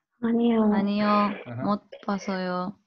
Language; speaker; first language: Korean; non-native, learner; Spanish